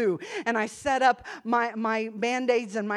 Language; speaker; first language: English; native; English